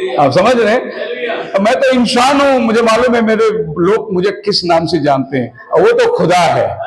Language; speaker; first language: Hindi; non-native, local second language; Tamil